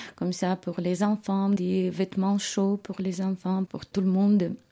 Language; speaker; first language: French; non-native, fluent; Ukrainian